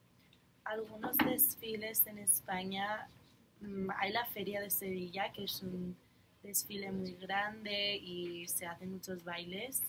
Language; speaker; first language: Spanish; early bilingual, heritage; Spanish